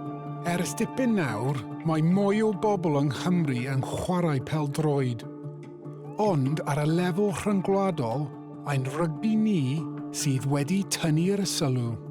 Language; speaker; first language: Welsh; non-native, local second language; English